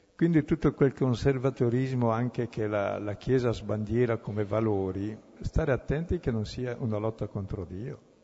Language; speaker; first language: Italian; native; Italian